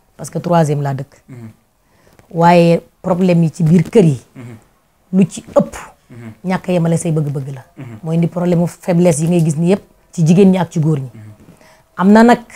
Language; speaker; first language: Wolof; native; Wolof